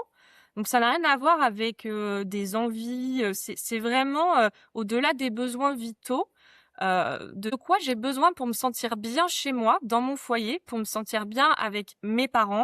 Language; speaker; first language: French; native; French